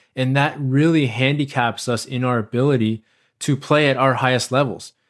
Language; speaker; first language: English; native; English